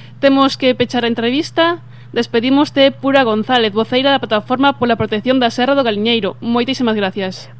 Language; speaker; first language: Galician; native; Galician